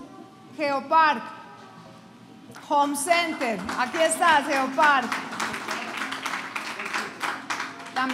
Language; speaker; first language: Spanish; native; Spanish